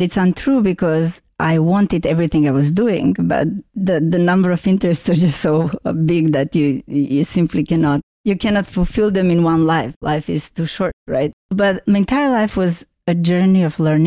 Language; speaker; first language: English; non-native, fluent; Macedonian